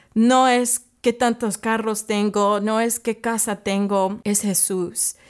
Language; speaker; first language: Spanish; early bilingual, other home language; English